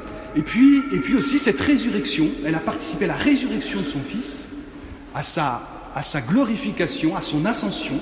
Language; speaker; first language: French; native; French